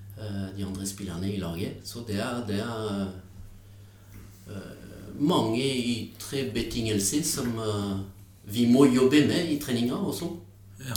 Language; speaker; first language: Norwegian; non-native, fluent; French